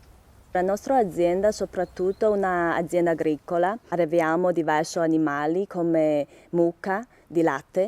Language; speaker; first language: Italian; non-native, learner; Chinese